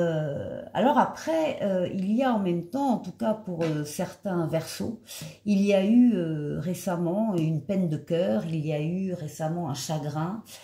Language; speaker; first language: French; native; French